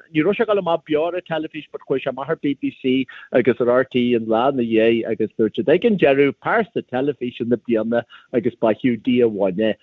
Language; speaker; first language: Irish; native; Irish